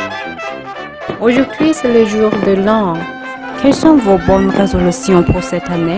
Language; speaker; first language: French; non-native, learner; Korean